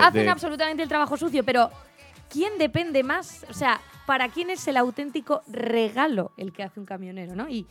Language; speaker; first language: Spanish; native; Spanish